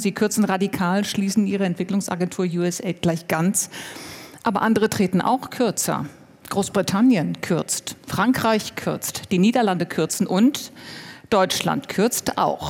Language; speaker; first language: German; native; German